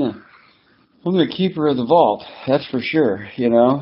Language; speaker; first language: English; native; English